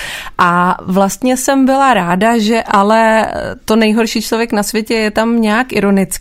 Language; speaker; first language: Czech; native; Czech